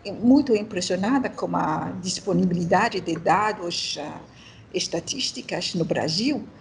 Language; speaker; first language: Portuguese; non-native, learner; French